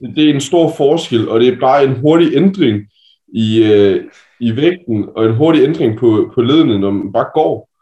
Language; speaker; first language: Danish; native; Danish